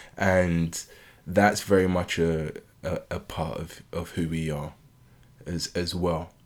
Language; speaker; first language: English; native; English